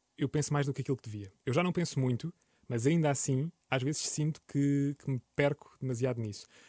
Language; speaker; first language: Portuguese; native; Portuguese